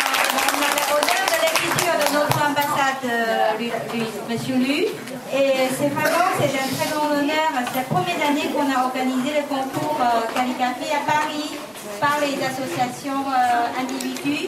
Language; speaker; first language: French; non-native, fluent; Chinese